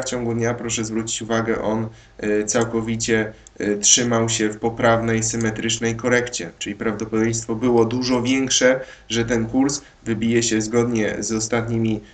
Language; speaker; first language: Polish; native; Polish